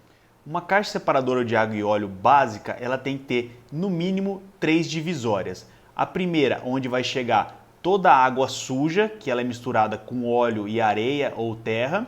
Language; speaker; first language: Portuguese; native; Portuguese